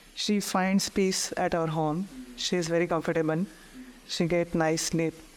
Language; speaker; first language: English; non-native, local second language; Marathi